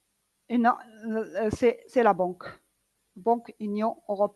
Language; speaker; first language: French; non-native, local second language; Arabic